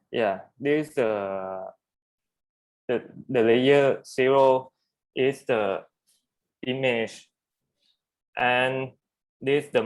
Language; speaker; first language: English; non-native, learner; Thai